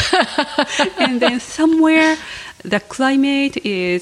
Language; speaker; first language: English; non-native, fluent; Japanese